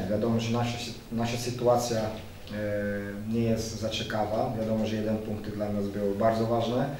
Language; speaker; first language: Polish; non-native, fluent; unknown